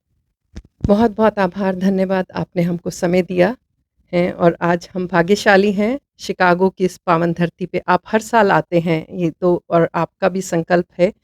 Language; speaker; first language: Hindi; native; Hindi